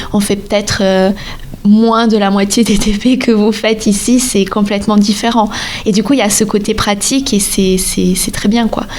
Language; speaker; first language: French; non-native, fluent; Portuguese